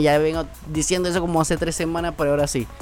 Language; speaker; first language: Spanish; native; Spanish